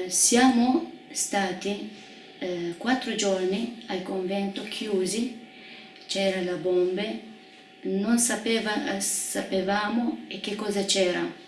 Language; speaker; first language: Italian; non-native, fluent; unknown